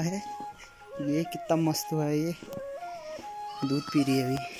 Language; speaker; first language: Hindi; non-native, local second language; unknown